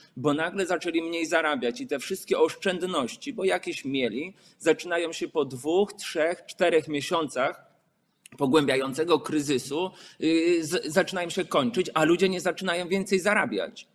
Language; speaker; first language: Polish; native; Polish